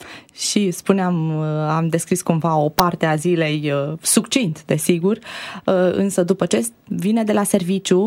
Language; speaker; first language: Romanian; native; Romanian